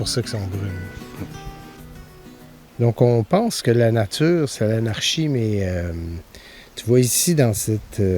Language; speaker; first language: French; native; French